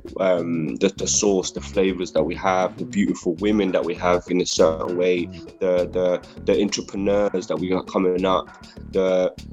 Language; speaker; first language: English; early bilingual, other home language; Spanish